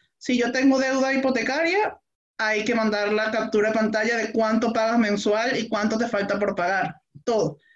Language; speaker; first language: Spanish; native; Spanish